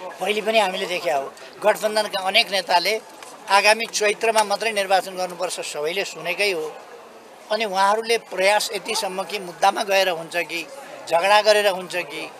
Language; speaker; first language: Nepali; native; Nepali